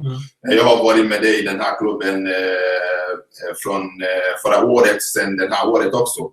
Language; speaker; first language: Swedish; non-native, fluent; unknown